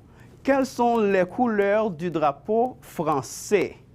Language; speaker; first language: French; non-native, fluent; Spanish